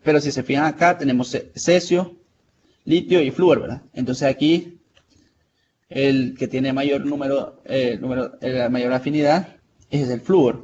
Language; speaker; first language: Spanish; native; Spanish